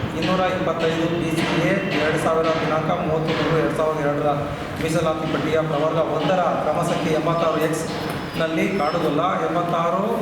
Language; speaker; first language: Kannada; native; Kannada